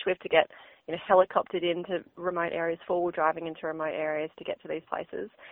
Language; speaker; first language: English; native; English